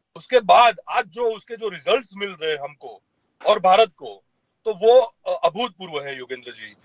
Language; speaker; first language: Hindi; non-native, local second language; Gujarati